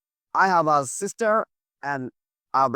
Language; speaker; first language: English; non-native, learner; Bangla